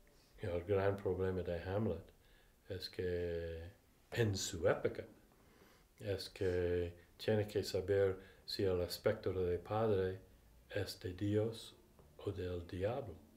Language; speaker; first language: Spanish; non-native, fluent; English